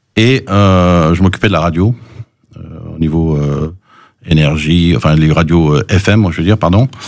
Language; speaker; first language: French; early bilingual, other home language; English